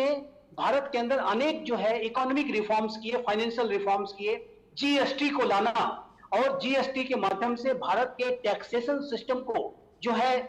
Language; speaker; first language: Hindi; native; Hindi